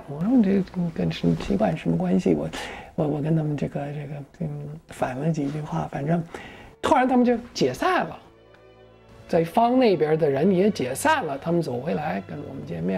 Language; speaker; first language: Chinese; non-native, fluent; English